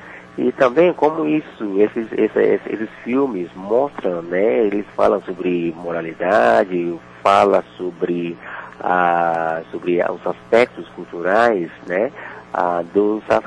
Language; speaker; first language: Portuguese; non-native, fluent; Yoruba